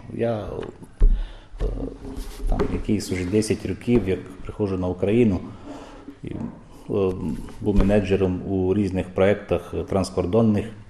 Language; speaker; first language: Ukrainian; early bilingual, heritage; Ukrainian